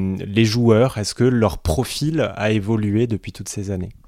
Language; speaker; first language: French; native; French